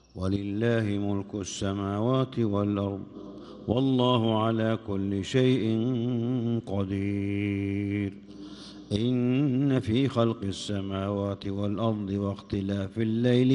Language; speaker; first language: Arabic; native; Arabic